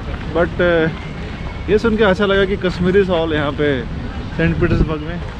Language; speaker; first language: Hindi; non-native, local second language; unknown